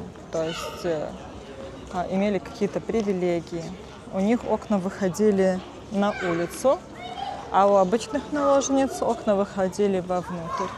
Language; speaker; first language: Russian; native; Russian